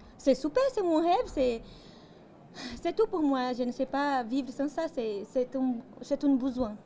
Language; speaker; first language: French; non-native, fluent; Portuguese